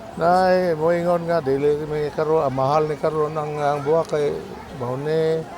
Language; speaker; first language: Cebuano; native; Cebuano